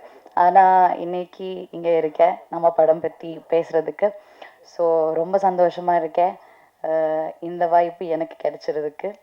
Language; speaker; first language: Tamil; non-native, learner; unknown